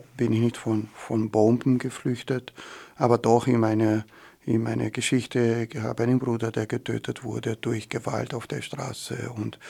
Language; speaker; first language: German; non-native, fluent; Portuguese